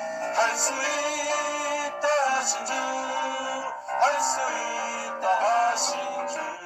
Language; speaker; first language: Korean; native; Korean